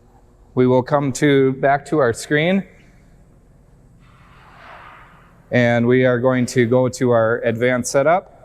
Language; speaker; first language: English; native; English